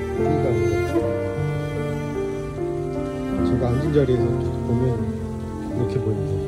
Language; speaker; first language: Korean; native; Korean